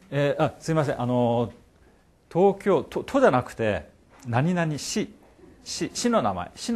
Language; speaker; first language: Japanese; non-native, fluent; Korean